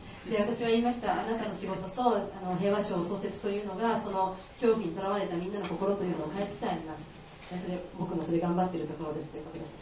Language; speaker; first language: Japanese; native; Japanese